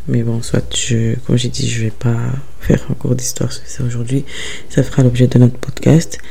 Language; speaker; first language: French; early bilingual, other home language; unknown